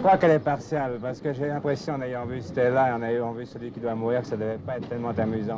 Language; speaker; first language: French; native; French